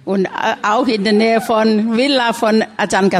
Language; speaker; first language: German; non-native, learner; Thai